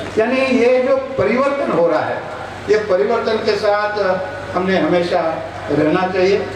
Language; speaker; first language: Hindi; non-native, local second language; Marathi